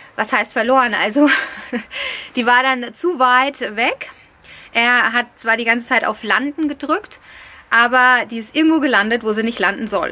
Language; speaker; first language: German; early bilingual, other home language; Italian